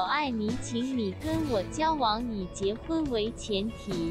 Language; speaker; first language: Chinese; native; Chinese